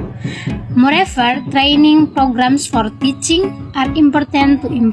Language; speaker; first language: English; non-native, learner; Indonesian